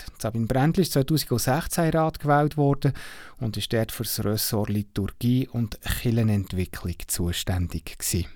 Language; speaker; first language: German; native; German